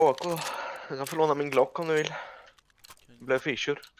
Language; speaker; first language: Swedish; native; Swedish